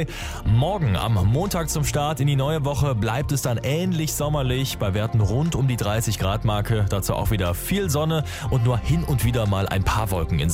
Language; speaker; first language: German; native; German